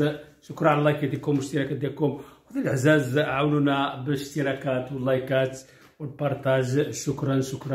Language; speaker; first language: Arabic; native; Arabic